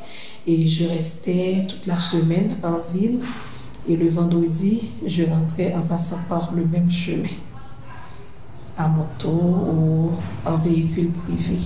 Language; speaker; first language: French; non-native, local second language; Haitian Creole